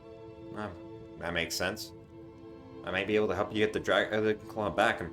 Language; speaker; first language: English; native; English